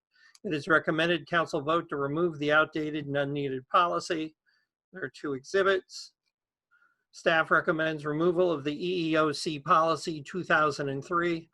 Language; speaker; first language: English; native; English